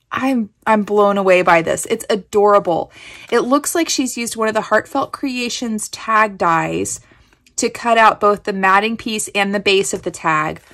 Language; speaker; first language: English; native; English